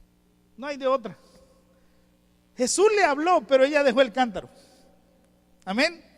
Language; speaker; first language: Spanish; native; Spanish